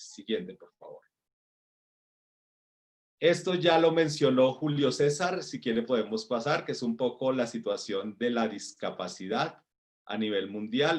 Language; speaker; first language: Spanish; native; Spanish